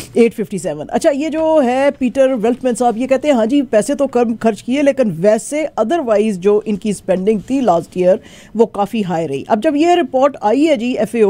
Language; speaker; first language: Urdu; native; Urdu